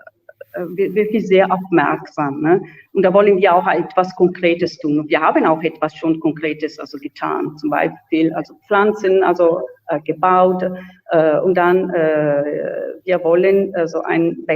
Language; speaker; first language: German; non-native, fluent; Italian